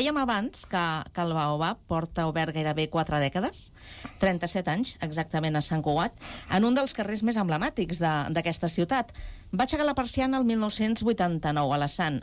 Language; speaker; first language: Catalan; native; Catalan